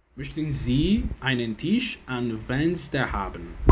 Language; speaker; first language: German; non-native, learner; Spanish